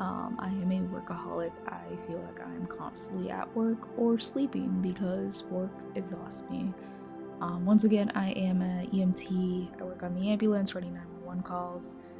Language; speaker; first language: English; native; English